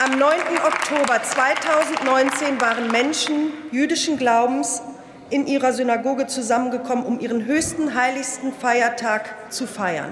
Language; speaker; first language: German; early bilingual, other home language; Turkish